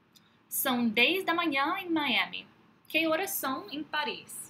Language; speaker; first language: Portuguese; non-native, fluent; English